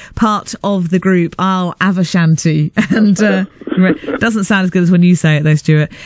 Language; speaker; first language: English; native; English